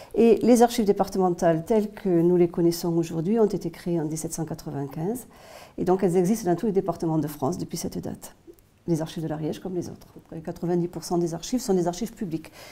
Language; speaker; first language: French; native; French